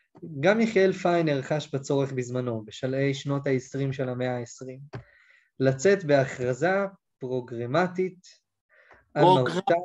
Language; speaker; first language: Hebrew; native; Hebrew